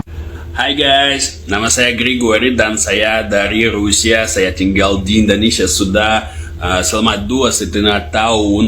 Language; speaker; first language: Indonesian; non-native, learner; Russian